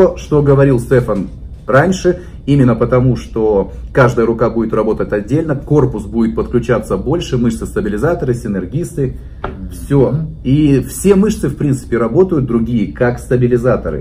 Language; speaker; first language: Russian; native; Russian